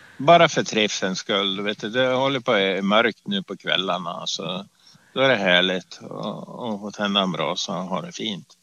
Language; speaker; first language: Swedish; native; Swedish